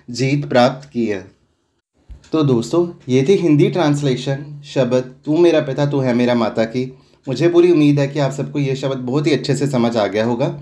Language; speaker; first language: Hindi; non-native, local second language; Punjabi